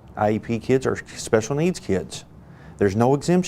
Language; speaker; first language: English; native; English